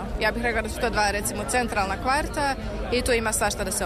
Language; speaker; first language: Serbian; native; Serbian